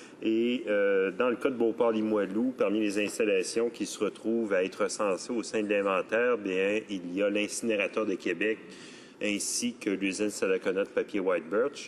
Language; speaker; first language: French; native; French